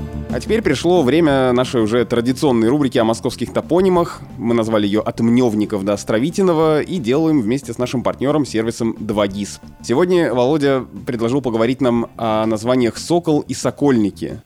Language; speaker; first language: Russian; native; Russian